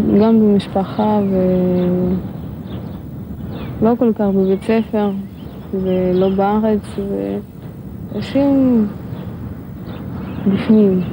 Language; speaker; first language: Hebrew; non-native, learner; Russian